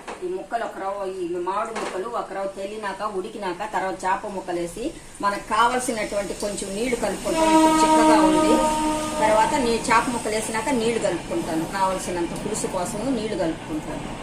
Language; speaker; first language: Telugu; native; Telugu